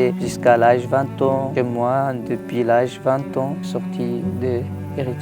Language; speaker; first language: French; non-native, learner; Tigrinya